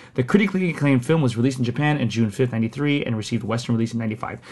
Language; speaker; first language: English; native; English